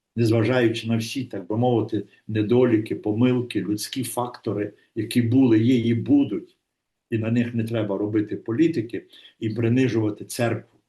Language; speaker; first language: Ukrainian; native; Ukrainian